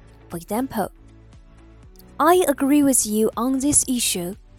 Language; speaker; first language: English; non-native, fluent; Chinese